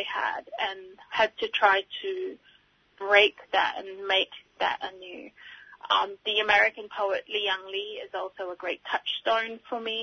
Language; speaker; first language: English; native; English